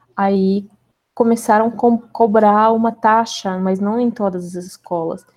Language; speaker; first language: Portuguese; non-native, fluent; Russian